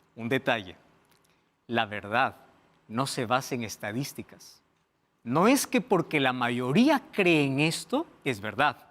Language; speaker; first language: Spanish; non-native, fluent; Portuguese